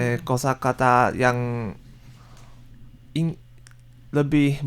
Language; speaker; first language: Indonesian; non-native, learner; Chinese